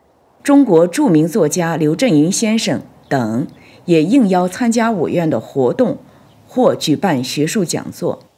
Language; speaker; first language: Chinese; native; Chinese